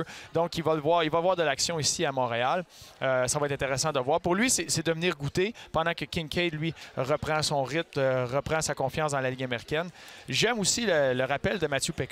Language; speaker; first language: French; native; French